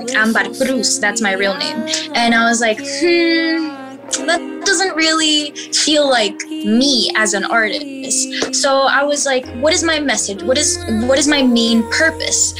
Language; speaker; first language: English; early bilingual, other home language; Spanish